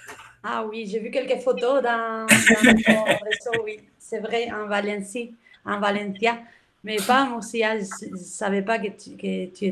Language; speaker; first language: French; non-native, learner; Spanish